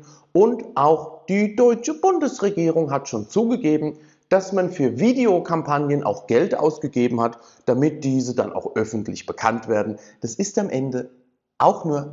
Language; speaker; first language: German; native; German